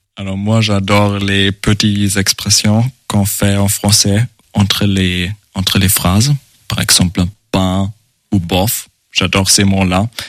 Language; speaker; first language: French; non-native, fluent; German